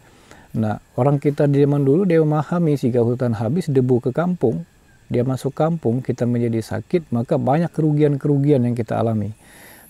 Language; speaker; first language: Indonesian; non-native, local second language; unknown